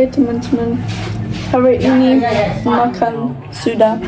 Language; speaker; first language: Indonesian; early bilingual, heritage; Indonesian